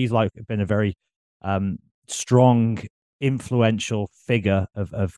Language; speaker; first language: English; native; English